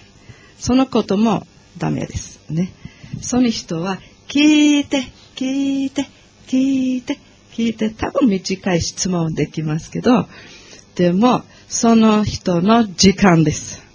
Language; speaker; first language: Japanese; non-native, learner; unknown